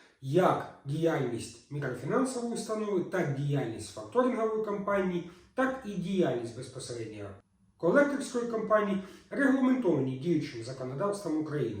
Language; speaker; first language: Ukrainian; native; Ukrainian